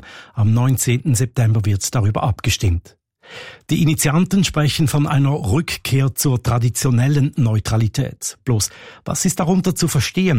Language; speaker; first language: German; native; German